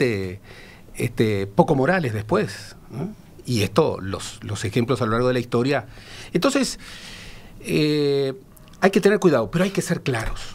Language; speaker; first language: Spanish; native; Spanish